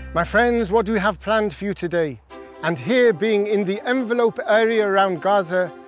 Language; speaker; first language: English; native; English